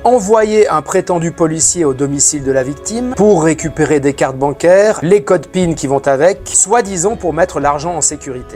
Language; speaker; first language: French; native; French